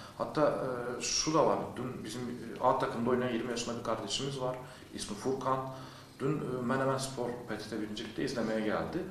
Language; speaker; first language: Turkish; native; Turkish